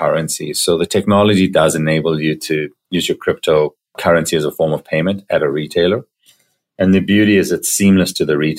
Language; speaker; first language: English; native; English